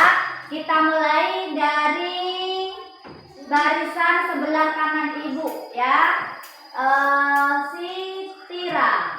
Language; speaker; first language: Indonesian; native; Indonesian